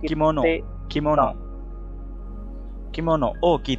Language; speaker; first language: Japanese; non-native, fluent; Hindi